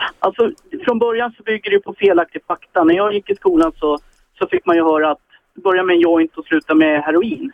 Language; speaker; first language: Swedish; native; Swedish